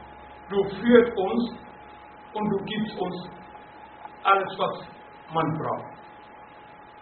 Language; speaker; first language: German; non-native, fluent; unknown